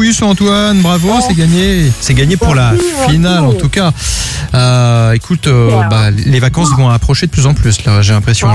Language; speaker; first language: French; native; French